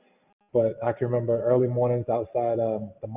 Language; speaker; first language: English; native; English